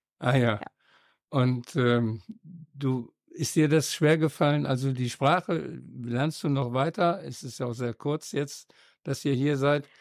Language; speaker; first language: German; native; German